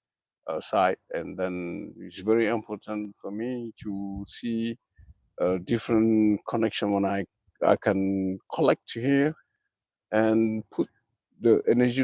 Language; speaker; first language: English; non-native, learner; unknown